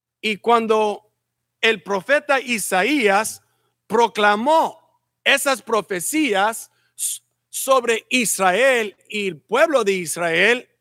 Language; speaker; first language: Spanish; early bilingual, heritage; Spanish